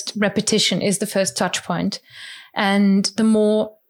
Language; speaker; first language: English; non-native, fluent; German